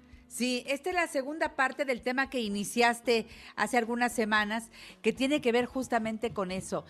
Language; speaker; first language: Spanish; native; Spanish